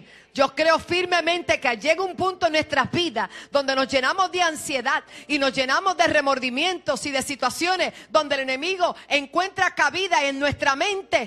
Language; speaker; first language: Spanish; native; Spanish